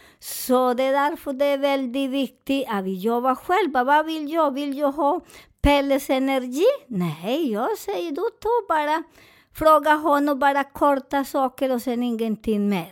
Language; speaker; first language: Swedish; non-native, fluent; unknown